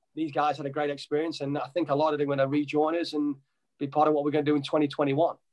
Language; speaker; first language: English; native; English